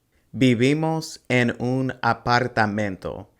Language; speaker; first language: Spanish; non-native, fluent; English